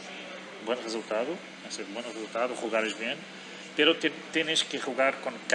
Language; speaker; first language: Spanish; non-native, learner; Portuguese